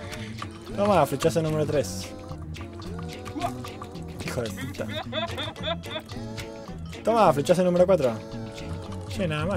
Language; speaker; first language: Spanish; native; Spanish